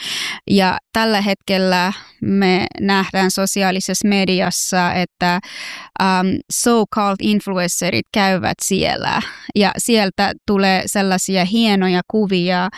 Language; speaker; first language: Finnish; non-native, fluent; Persian